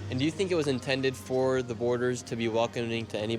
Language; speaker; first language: English; native; English